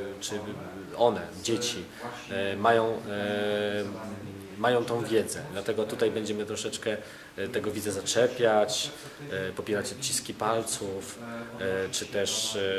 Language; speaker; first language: Polish; native; Polish